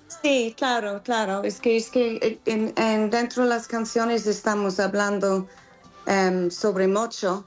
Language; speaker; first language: Spanish; non-native, fluent; English